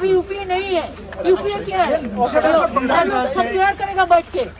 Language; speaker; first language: Hindi; non-native, local second language; Bangla